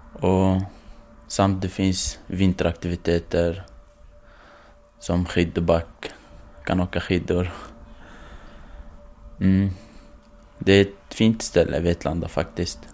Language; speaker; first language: Swedish; non-native, fluent; Kurdish